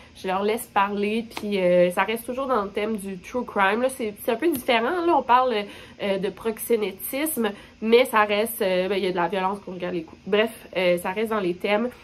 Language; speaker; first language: French; native; French